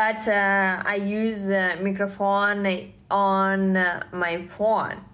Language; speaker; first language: English; non-native, learner; Russian